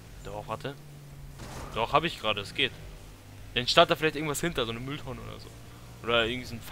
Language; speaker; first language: German; native; German